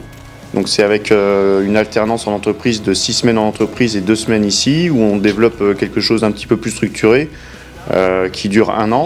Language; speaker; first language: French; native; French